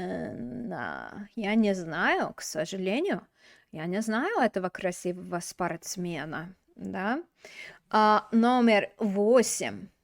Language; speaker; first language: Russian; non-native, fluent; English